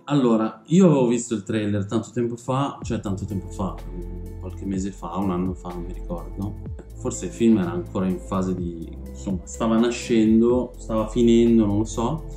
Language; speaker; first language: Italian; early bilingual, other home language; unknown